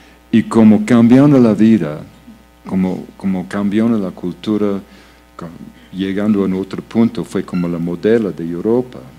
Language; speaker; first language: Spanish; non-native, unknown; English